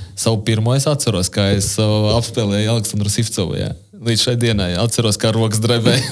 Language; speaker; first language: Latvian; non-native, local second language; Russian